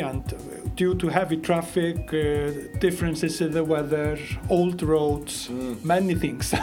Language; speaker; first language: English; non-native, fluent; Icelandic